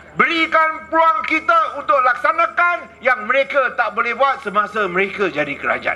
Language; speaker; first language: Malay; non-native, local second language; Chinese